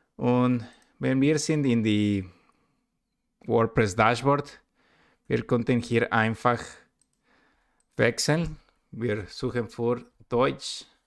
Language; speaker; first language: German; non-native, learner; Spanish